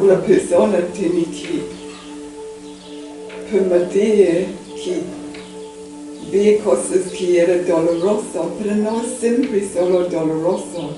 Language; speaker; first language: Spanish; non-native, learner; English